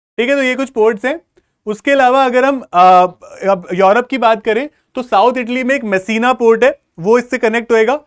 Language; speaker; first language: Hindi; native; Hindi